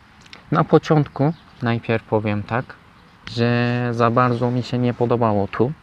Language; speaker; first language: Polish; non-native, learner; Turkish